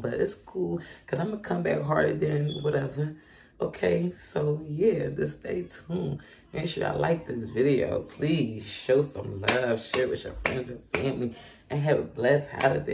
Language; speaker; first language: English; native; English